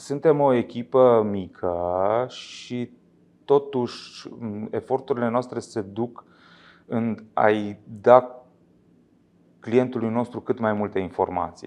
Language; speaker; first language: Romanian; native; Romanian